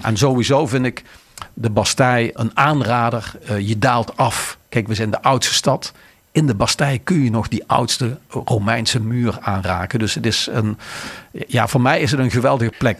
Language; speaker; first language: Dutch; native; Dutch